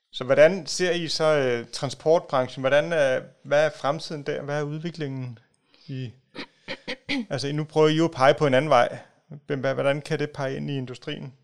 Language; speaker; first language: Danish; native; Danish